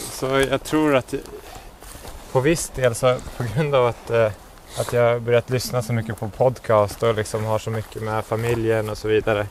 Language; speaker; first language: Swedish; native; Swedish